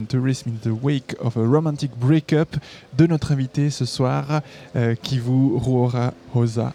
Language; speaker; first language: French; native; French